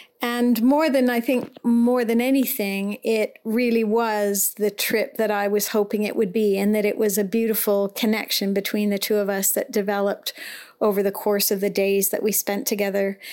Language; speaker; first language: English; native; English